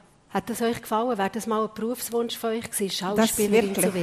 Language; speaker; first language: German; native; German